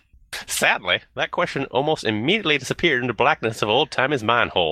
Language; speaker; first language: English; native; English